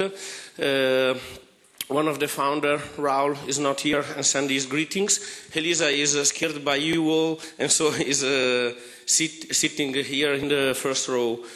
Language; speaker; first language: English; non-native, fluent; Italian